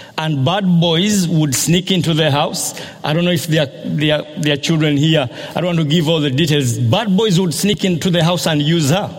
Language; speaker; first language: English; non-native, local second language; Ganda